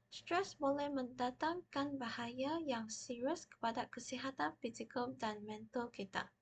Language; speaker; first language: Malay; non-native, local second language; Chinese